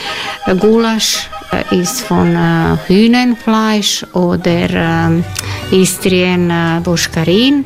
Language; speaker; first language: German; non-native, learner; Croatian